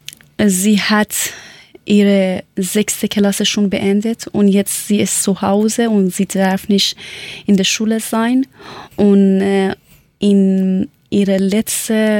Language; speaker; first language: German; non-native, learner; Persian